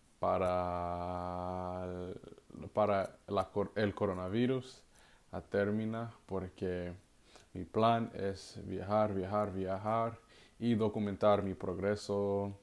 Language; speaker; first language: Spanish; non-native, learner; English